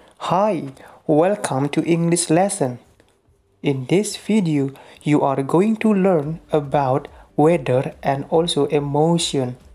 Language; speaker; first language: English; non-native, fluent; Indonesian